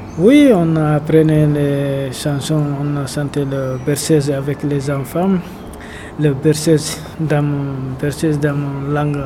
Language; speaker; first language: French; non-native, local second language; Fula